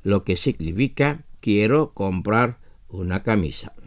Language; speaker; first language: Spanish; non-native, fluent; Indonesian